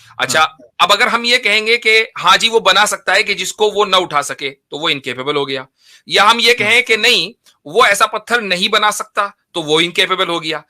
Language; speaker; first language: Hindi; native; Hindi